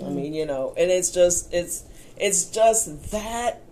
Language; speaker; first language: English; native; English